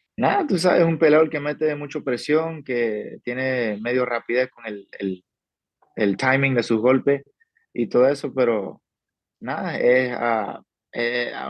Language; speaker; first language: Spanish; early bilingual, heritage; Spanish